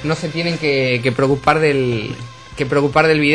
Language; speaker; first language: Spanish; native; Spanish